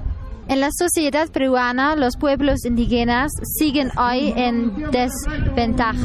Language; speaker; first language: Spanish; non-native, learner; German